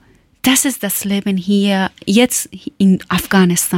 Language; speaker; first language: German; non-native, learner; Persian